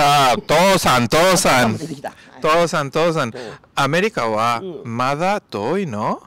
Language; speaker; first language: Japanese; non-native, learner; Spanish